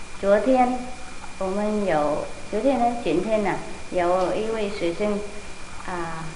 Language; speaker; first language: Chinese; non-native, fluent; Vietnamese